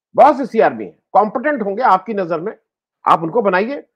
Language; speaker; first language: Hindi; native; Hindi